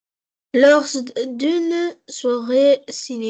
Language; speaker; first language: French; non-native, learner; Arabic